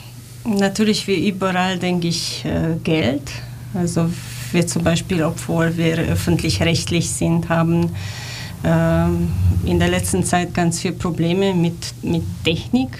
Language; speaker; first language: German; non-native, fluent; Romanian